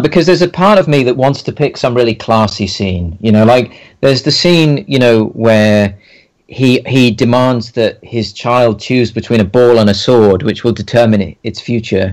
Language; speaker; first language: English; native; English